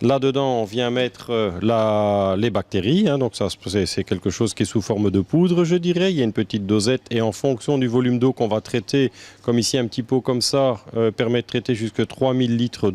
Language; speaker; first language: French; native; French